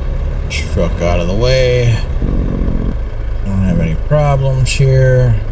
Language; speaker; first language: English; native; English